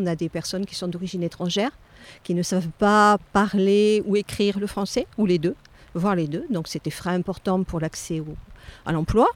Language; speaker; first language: French; native; French